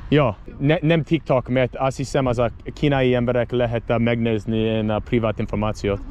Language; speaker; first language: Hungarian; non-native, learner; English